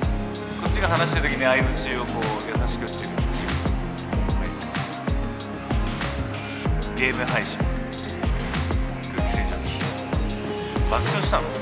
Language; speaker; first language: Japanese; native; Japanese